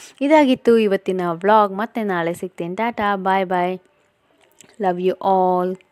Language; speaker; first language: Kannada; non-native, local second language; Malayalam